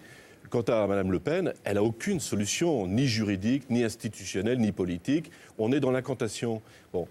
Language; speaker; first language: French; native; French